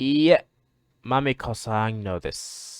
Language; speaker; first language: Japanese; non-native, learner; English